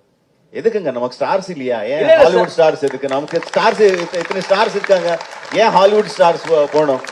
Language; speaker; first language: Tamil; non-native, fluent; Telugu